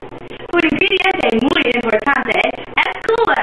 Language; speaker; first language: Spanish; non-native, learner; English